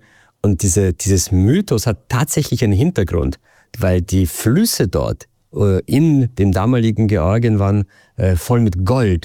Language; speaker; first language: German; native; German